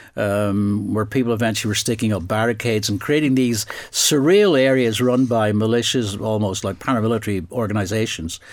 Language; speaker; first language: English; native; English